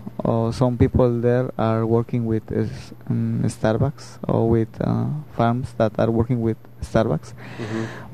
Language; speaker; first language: English; non-native, learner; Spanish